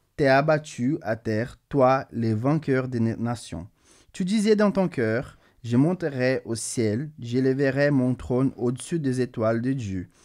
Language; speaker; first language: French; non-native, fluent; Portuguese